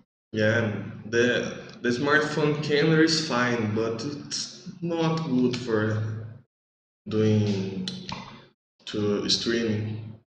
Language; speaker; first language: English; non-native, learner; Portuguese